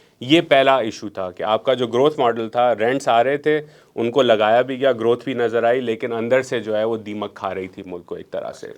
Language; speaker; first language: Urdu; non-native, local second language; Memoni